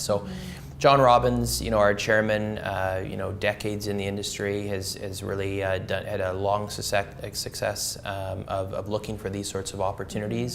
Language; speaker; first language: English; native; English